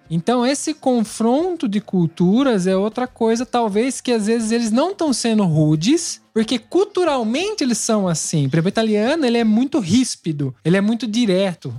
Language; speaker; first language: Portuguese; native; Portuguese